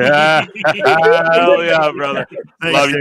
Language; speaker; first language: English; native; English